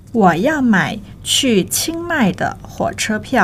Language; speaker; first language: Chinese; non-native, fluent; Thai